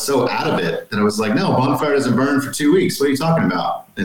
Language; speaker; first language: English; native; English